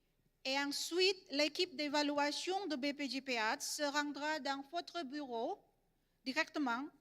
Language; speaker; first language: French; non-native, fluent; Indonesian